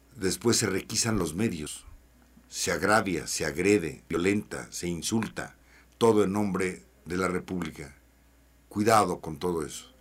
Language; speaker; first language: Spanish; native; Spanish